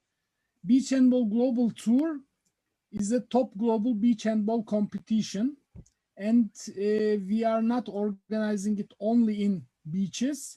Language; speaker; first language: English; non-native, fluent; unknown